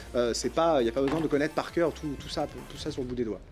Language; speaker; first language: French; native; French